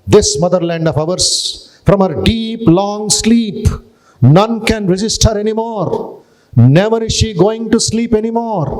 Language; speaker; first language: English; non-native, local second language; Telugu